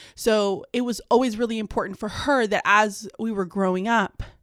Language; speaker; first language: English; early bilingual, other home language; Spanish